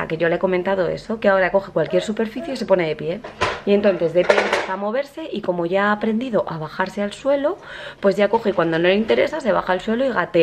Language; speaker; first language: Spanish; native; Spanish